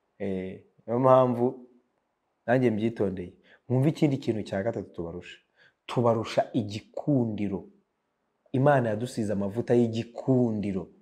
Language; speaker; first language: Kinyarwanda; early bilingual, heritage; Kinyarwanda